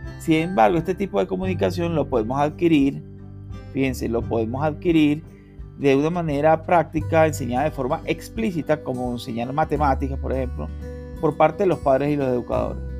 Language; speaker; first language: Spanish; native; Spanish